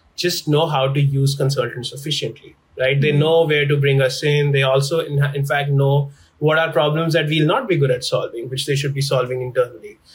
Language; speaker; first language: English; non-native, local second language; Hindi